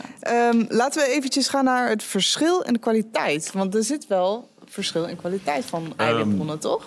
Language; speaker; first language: Dutch; native; Dutch